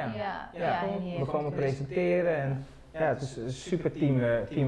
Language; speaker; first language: Dutch; non-native, local second language; Papiamento